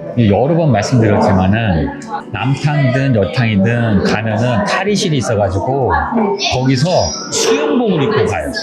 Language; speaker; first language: Korean; native; Korean